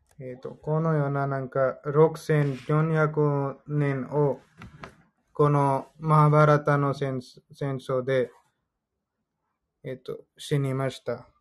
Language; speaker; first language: Japanese; non-native, learner; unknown